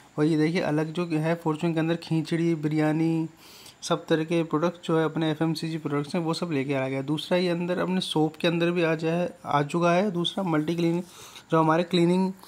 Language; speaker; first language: Hindi; native; Hindi